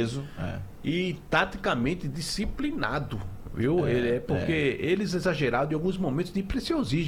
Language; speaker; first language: Portuguese; native; Portuguese